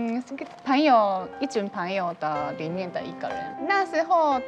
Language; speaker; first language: Chinese; non-native, fluent; Japanese